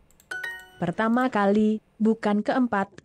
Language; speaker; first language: Indonesian; non-native, learner; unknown